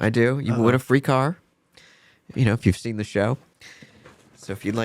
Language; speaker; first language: English; native; English